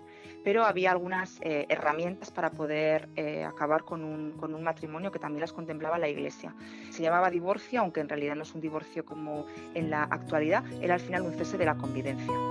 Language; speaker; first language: Spanish; native; Spanish